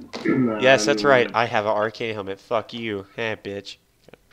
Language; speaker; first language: English; native; English